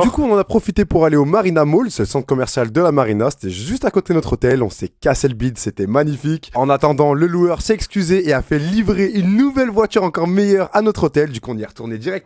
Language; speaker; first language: French; native; French